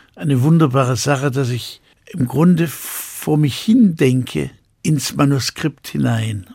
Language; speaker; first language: German; native; German